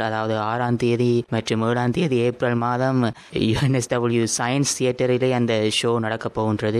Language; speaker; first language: Tamil; early bilingual, other home language; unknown